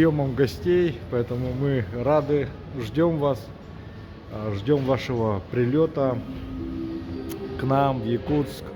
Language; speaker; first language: Russian; native; Russian